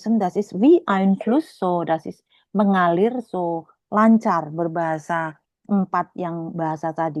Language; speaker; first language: German; non-native, fluent; Indonesian